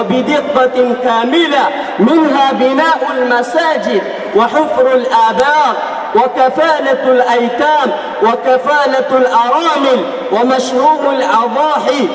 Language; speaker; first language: Arabic; non-native, fluent; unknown